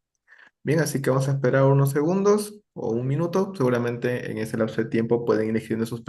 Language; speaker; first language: Spanish; native; Spanish